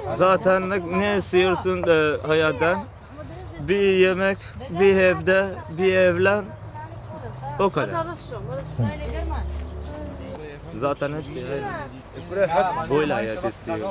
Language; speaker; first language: Turkish; non-native, learner; Persian